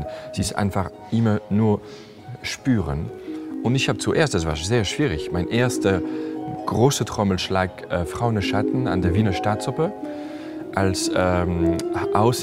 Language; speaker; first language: German; non-native, fluent; French